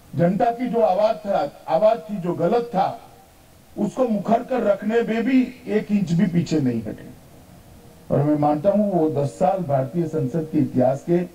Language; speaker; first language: Hindi; non-native, local second language; Gujarati